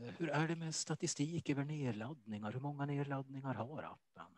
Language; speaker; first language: Swedish; native; Swedish